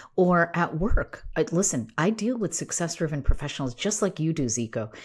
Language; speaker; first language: English; native; English